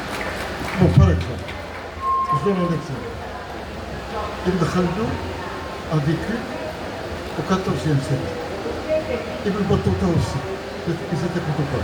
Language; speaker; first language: French; non-native, local second language; Arabic